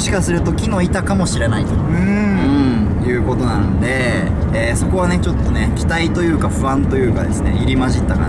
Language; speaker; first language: Japanese; native; Japanese